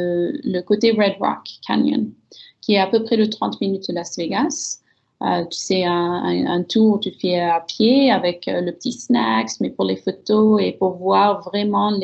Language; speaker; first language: French; early bilingual, heritage; French